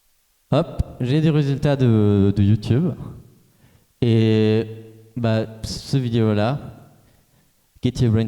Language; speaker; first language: French; non-native, fluent; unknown